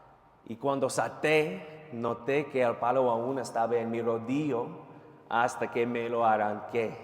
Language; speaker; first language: Spanish; non-native, fluent; English